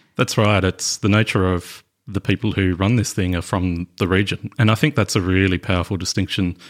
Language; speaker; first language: English; native; English